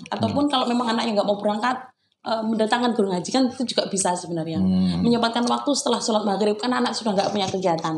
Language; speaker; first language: Indonesian; non-native, local second language; Javanese